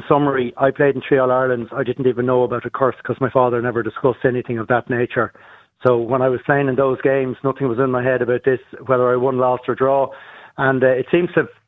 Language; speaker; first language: English; native; English